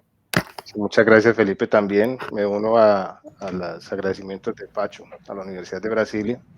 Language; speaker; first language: Spanish; native; Spanish